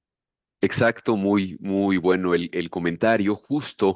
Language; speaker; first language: Spanish; native; Spanish